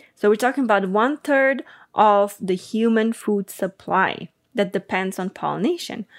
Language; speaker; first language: English; non-native, fluent; Bulgarian